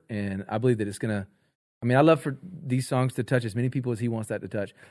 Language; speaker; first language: English; native; English